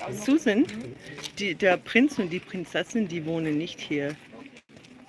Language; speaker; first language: German; non-native, learner; English